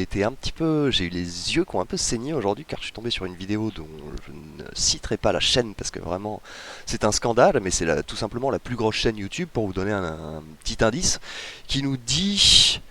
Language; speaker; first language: French; native; French